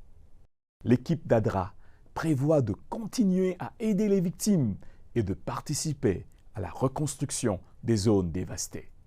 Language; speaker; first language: French; native; French